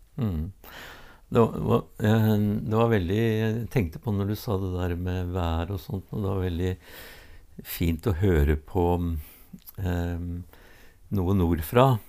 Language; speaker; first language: Norwegian; native; Norwegian